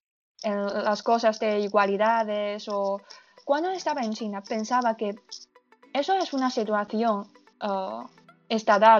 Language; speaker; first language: Spanish; non-native, learner; Chinese